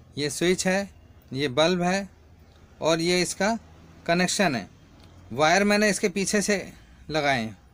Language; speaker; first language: Hindi; native; Hindi